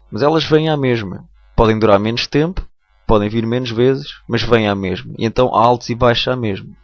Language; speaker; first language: Portuguese; native; Portuguese